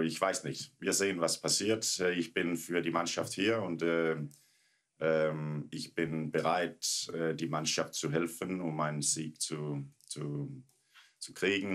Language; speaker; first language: German; non-native, learner; Danish